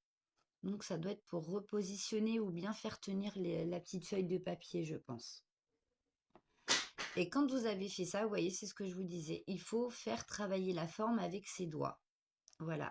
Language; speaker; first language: French; native; French